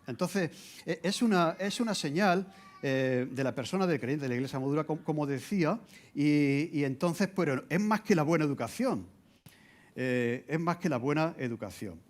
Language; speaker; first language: Spanish; native; Spanish